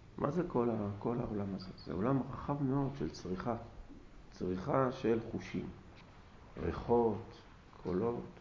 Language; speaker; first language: Hebrew; native; Hebrew